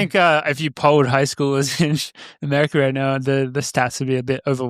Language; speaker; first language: English; native; English